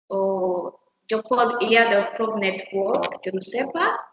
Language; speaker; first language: French; non-native, learner; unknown